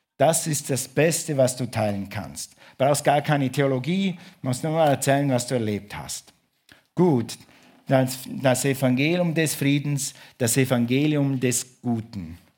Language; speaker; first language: German; non-native, fluent; English